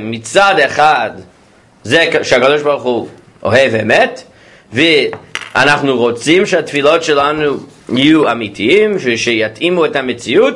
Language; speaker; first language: Hebrew; non-native, fluent; English